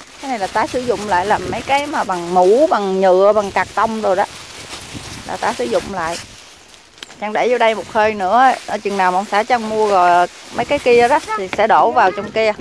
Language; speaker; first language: Vietnamese; native; Vietnamese